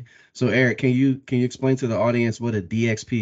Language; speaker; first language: English; native; English